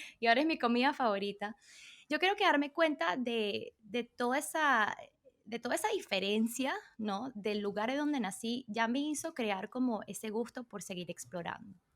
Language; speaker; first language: Spanish; early bilingual, other home language; Portuguese